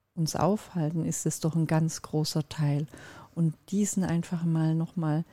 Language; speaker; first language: German; non-native, fluent; Turkish